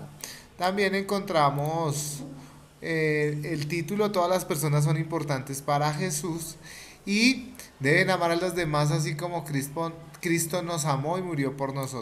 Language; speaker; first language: Spanish; native; Spanish